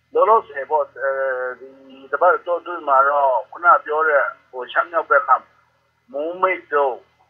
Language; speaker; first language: Burmese; non-native, local second language; Kachin